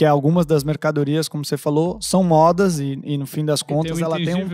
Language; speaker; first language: Portuguese; native; Portuguese